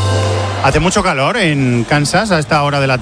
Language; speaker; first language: Spanish; native; Spanish